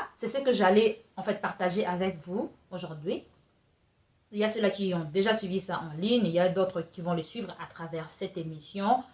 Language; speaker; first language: French; non-native, local second language; Lingala